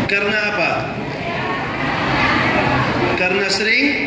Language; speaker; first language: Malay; non-native, fluent; Arabic